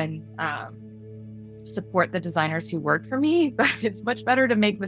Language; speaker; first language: English; native; English